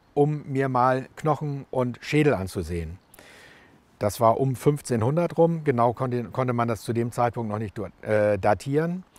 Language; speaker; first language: German; native; German